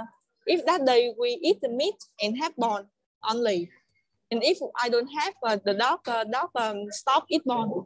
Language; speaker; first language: English; non-native, learner; Vietnamese